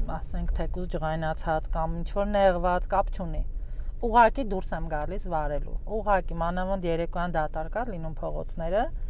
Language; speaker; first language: Armenian; native; Armenian